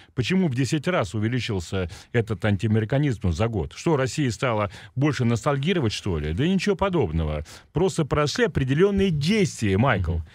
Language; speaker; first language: Russian; native; Russian